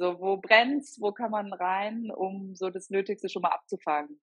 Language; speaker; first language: German; native; German